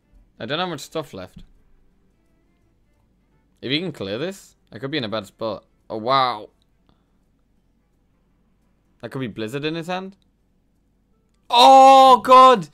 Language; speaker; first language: English; native; English